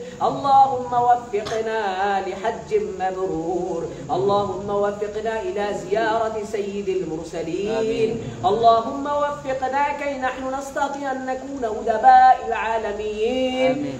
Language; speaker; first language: Arabic; non-native, fluent; Bangla